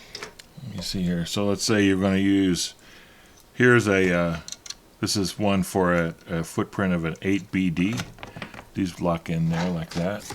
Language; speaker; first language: English; native; English